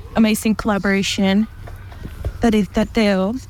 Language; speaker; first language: English; non-native, fluent; Spanish